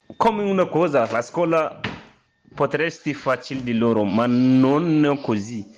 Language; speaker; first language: Italian; non-native, learner; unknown